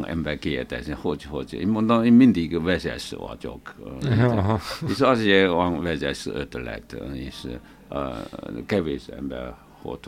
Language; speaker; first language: Hungarian; non-native, learner; Chinese